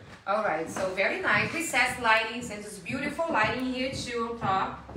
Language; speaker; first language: English; non-native, fluent; Portuguese